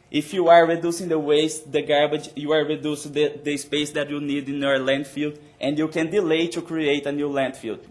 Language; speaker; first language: English; non-native, fluent; Portuguese